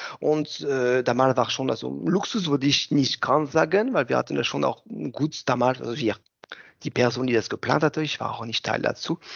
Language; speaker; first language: German; non-native, fluent; French